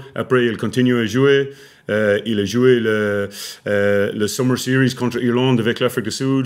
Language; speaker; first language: French; non-native, learner; English